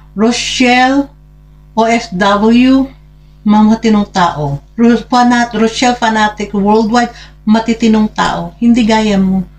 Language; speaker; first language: Filipino; non-native, local second language; Hiligaynon